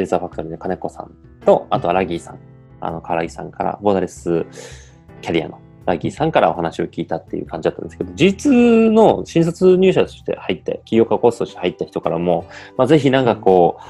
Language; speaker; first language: Japanese; native; Japanese